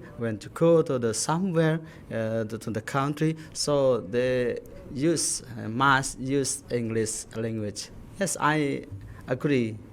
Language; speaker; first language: English; non-native, learner; Indonesian